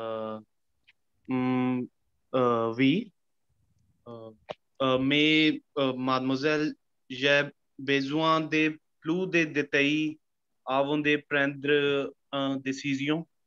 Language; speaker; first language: French; non-native, learner; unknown